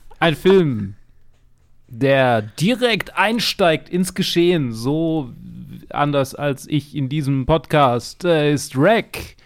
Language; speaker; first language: German; native; German